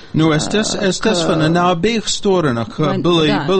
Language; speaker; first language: Russian; non-native, fluent; English